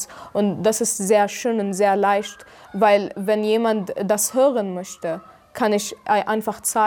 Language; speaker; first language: German; non-native, fluent; Arabic